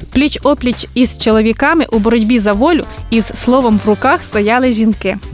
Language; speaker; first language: Ukrainian; native; Ukrainian